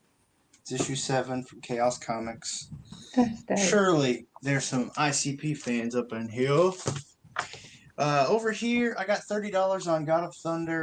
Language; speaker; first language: English; native; English